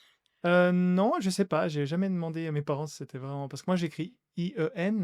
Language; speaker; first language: French; native; French